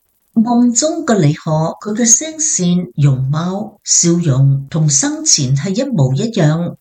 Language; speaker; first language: Chinese; native; Chinese